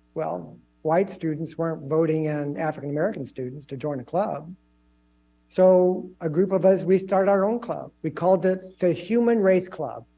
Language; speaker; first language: English; native; English